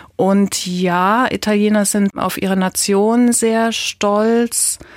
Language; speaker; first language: German; native; German